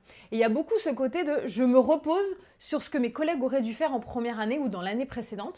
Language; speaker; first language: French; native; French